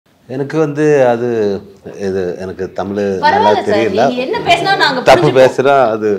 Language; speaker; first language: Tamil; non-native, learner; Malayalam